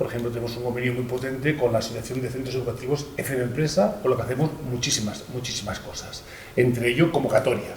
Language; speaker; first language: Spanish; native; Spanish